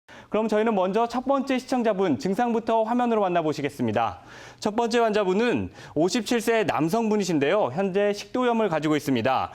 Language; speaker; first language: Korean; native; Korean